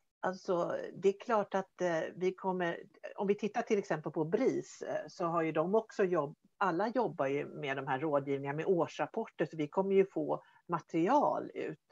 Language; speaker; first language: Swedish; native; Swedish